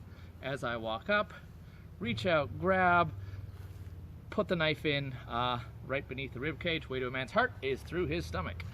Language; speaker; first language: English; native; English